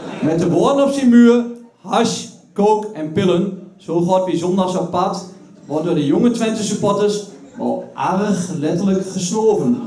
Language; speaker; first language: Dutch; native; Dutch